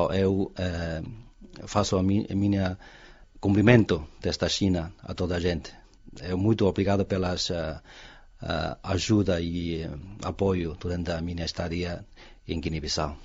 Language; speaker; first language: Portuguese; non-native, fluent; Chinese